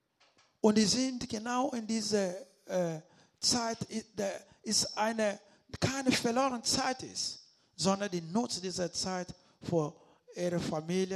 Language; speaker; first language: German; non-native, learner; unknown